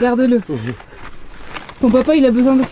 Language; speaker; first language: French; native; French